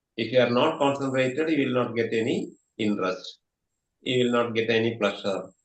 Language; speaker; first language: English; non-native, local second language; Malayalam